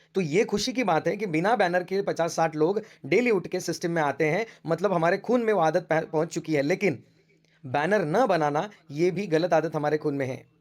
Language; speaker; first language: Hindi; non-native, local second language; Marathi